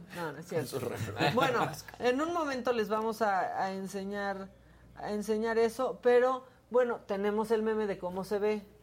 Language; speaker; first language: Spanish; native; Spanish